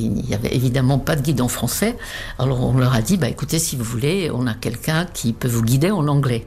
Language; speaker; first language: French; non-native, fluent; Czech